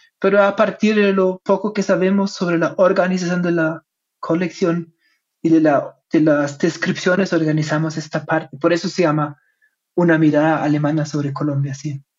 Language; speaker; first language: Spanish; non-native, fluent; German